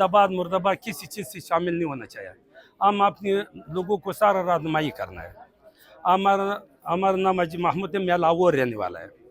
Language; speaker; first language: Hindi; non-native, learner; Pashto